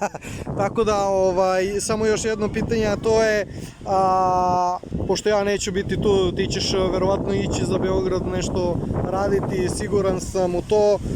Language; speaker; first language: Bosnian; native; Bosnian